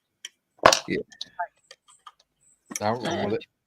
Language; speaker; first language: English; native; English